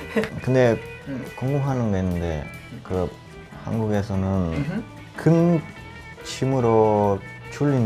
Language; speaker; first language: Korean; non-native, learner; Italian